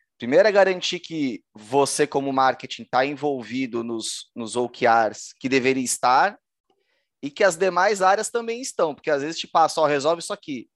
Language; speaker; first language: Portuguese; native; Portuguese